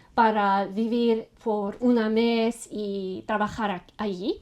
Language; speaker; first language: Spanish; non-native, learner; English